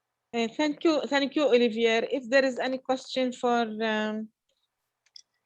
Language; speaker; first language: English; non-native, fluent; Arabic